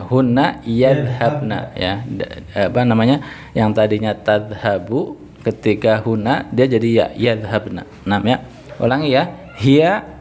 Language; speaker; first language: Indonesian; native; Indonesian